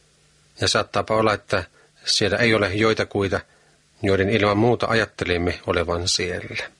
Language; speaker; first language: Finnish; native; Finnish